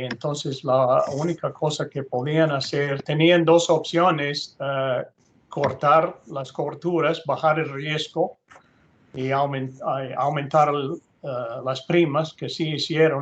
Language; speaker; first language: Spanish; non-native, fluent; English